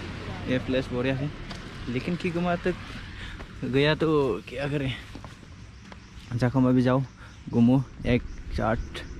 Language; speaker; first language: Hindi; non-native, local second language; Assamese